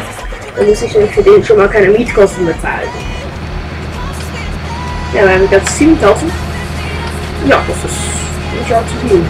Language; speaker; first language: German; native; German